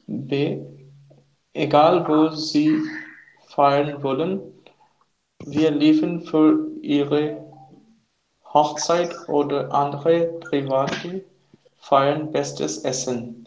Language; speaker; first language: German; non-native, learner; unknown